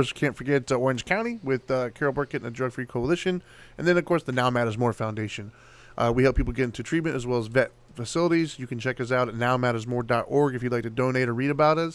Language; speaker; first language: English; native; English